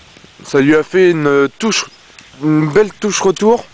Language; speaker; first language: French; native; French